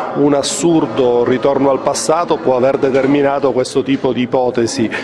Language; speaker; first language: Italian; native; Italian